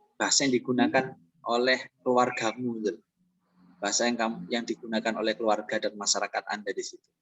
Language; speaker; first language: Indonesian; non-native, local second language; Javanese